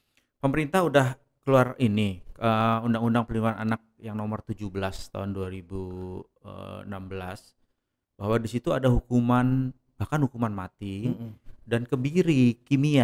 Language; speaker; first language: Indonesian; native; Indonesian